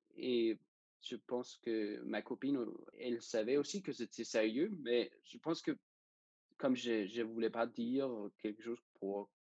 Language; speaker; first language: French; non-native, fluent; Danish